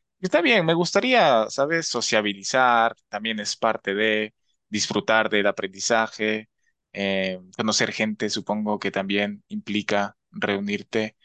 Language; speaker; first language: Spanish; native; Spanish